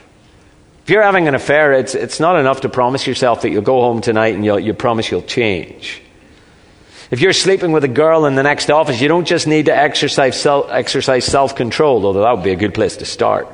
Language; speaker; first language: English; native; English